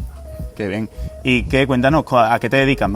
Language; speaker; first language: Spanish; native; Spanish